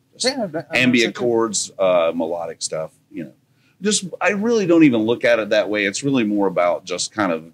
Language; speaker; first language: English; native; English